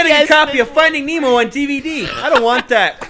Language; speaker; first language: English; native; English